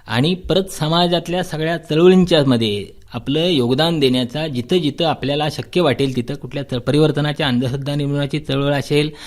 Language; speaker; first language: Marathi; native; Marathi